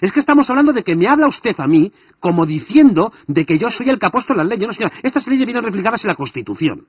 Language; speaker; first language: Spanish; native; Spanish